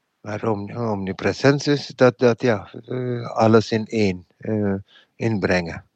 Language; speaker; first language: Dutch; non-native, fluent; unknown